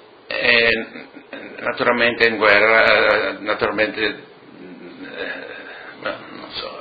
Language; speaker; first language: Italian; non-native, local second language; Friulian